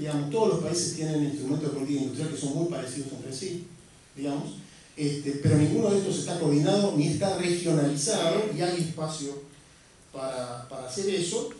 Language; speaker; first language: Spanish; native; Spanish